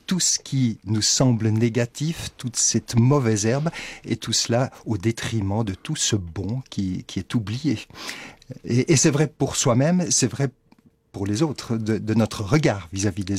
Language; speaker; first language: French; native; French